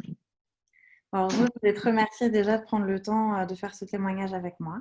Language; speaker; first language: French; native; French